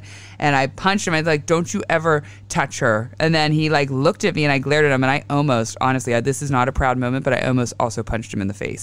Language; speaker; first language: English; native; English